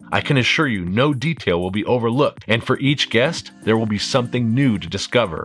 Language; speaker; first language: English; native; English